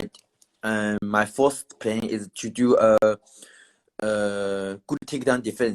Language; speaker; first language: English; non-native, learner; Chinese